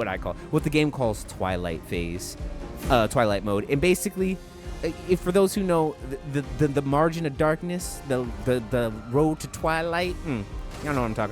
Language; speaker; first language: English; native; English